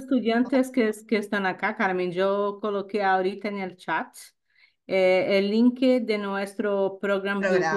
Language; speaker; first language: Spanish; non-native, fluent; Portuguese